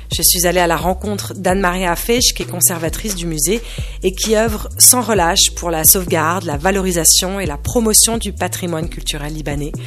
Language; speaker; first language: French; non-native, local second language; Arabic